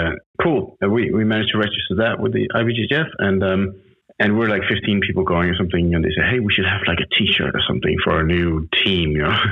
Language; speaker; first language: English; non-native, fluent; Danish